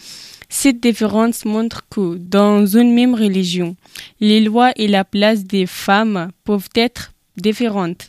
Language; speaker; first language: French; non-native, learner; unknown